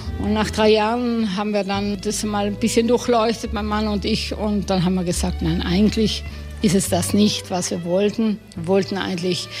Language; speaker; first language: German; native; German